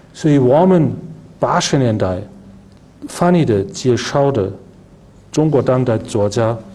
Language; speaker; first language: Chinese; non-native, fluent; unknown